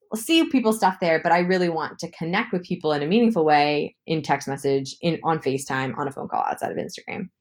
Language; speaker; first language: English; native; English